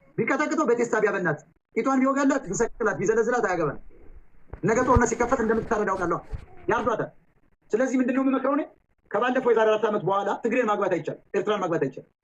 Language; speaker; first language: Amharic; native; Amharic